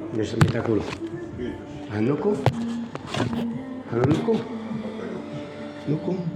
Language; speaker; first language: Finnish; non-native, learner; Turkish